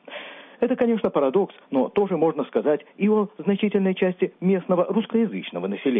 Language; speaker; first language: Russian; native; Russian